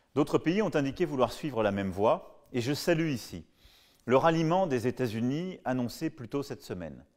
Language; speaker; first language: French; native; French